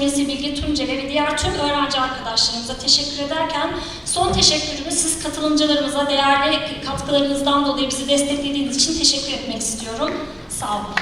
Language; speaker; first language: Turkish; native; Turkish